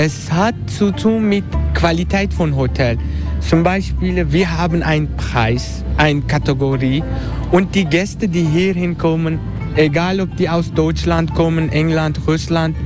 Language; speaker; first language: German; non-native, learner; Turkish